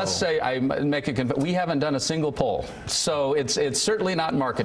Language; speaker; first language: English; native; English